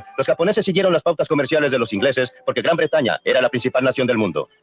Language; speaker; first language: Spanish; early bilingual, heritage; Spanish